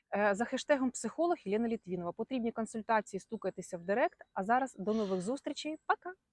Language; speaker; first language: Ukrainian; non-native, local second language; Russian